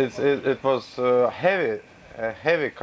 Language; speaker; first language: English; non-native, learner; Russian